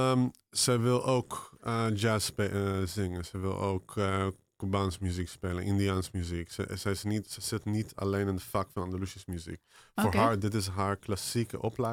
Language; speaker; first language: Dutch; non-native, fluent; Hebrew